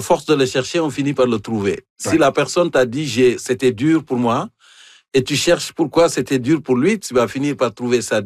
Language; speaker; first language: French; native; French